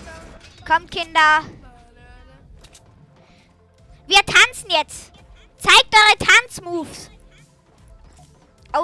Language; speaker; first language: German; native; German